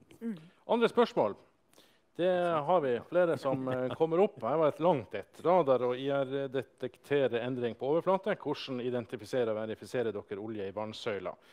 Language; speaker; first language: Norwegian; native; Norwegian